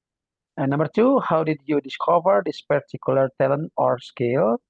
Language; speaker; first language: English; non-native, learner; Indonesian